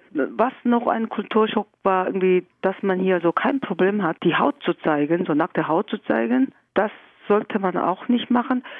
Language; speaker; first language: German; non-native, fluent; Korean